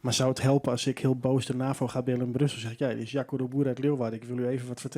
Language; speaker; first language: Dutch; non-native, local second language; Western Frisian